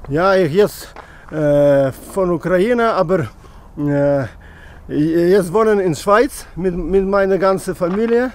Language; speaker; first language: German; non-native, learner; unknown